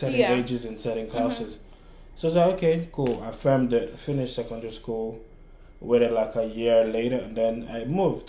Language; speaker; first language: English; non-native, local second language; Yoruba